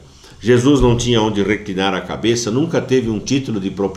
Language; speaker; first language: Portuguese; native; Portuguese